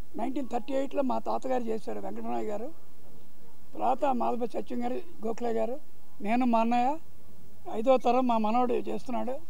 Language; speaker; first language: Telugu; native; Telugu